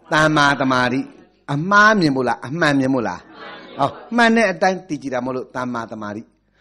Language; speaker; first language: Burmese; native; Burmese